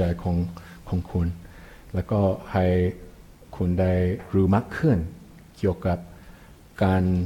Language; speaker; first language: Thai; non-native, fluent; English